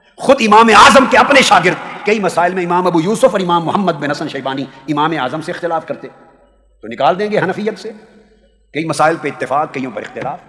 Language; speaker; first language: Urdu; non-native, local second language; Punjabi